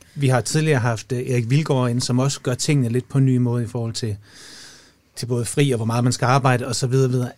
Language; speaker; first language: Danish; native; Danish